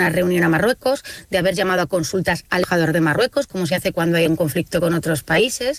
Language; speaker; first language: Spanish; native; Spanish